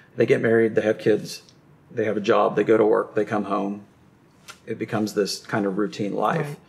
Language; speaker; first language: English; native; English